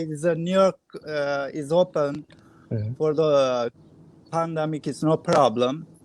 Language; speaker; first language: English; non-native, learner; Kurdish